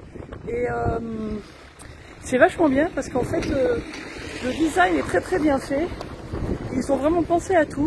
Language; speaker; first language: French; native; French